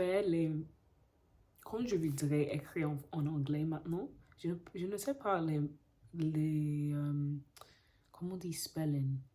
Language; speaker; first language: French; non-native, learner; English